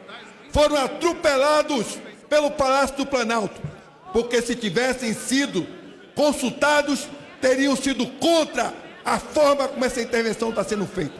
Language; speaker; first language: Portuguese; native; Portuguese